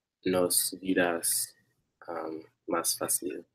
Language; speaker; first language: Spanish; non-native, learner; English